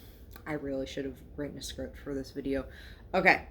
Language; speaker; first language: English; native; English